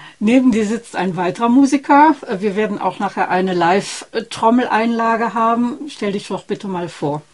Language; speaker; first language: German; native; German